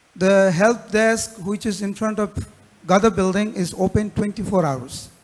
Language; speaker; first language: English; non-native, local second language; Bangla